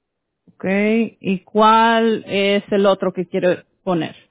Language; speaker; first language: Spanish; early bilingual, heritage; Spanish